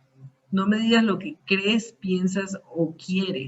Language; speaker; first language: Spanish; early bilingual, heritage; Spanish